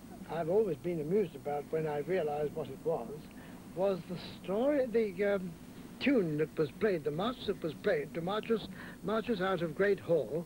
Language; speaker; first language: English; native; English